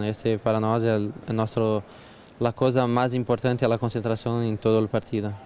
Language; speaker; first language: Spanish; non-native, fluent; Portuguese